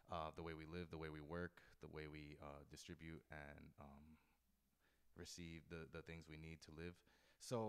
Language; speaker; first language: English; native; English